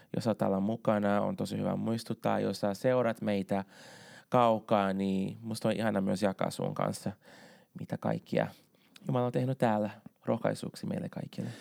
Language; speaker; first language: Finnish; non-native, fluent; Portuguese